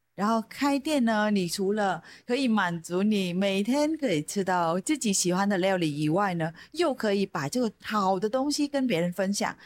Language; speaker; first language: Chinese; non-native, fluent; Vietnamese